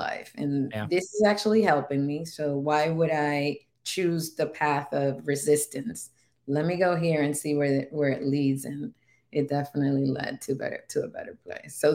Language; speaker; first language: English; non-native, fluent; Spanish